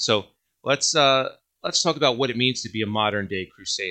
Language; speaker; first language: English; native; English